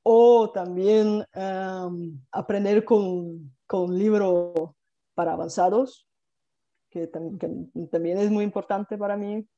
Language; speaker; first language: Spanish; non-native, fluent; Bulgarian